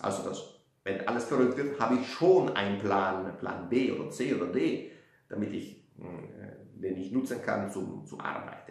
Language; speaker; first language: German; non-native, fluent; Italian